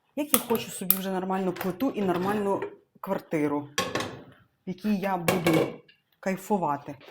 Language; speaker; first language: Ukrainian; non-native, local second language; Russian